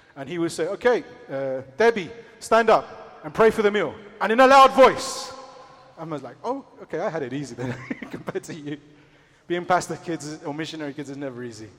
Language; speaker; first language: English; early bilingual, other home language; Spanish